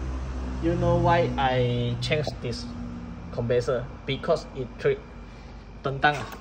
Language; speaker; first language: English; non-native, local second language; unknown